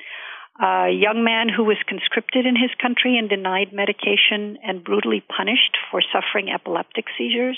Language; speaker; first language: English; non-native, local second language; Urdu